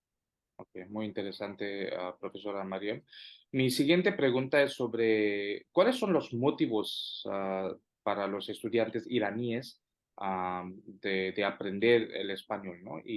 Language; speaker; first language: Spanish; non-native, fluent; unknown